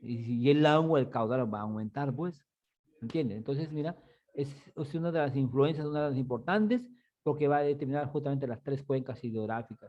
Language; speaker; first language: Spanish; native; Spanish